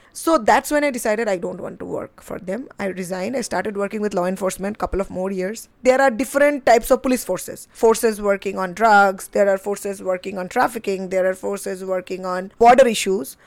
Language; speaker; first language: English; non-native, local second language; Bangla